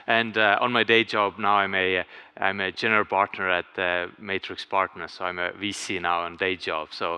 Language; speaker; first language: English; non-native, fluent; Estonian